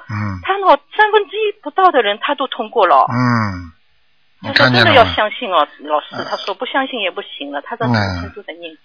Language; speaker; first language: Chinese; native; Chinese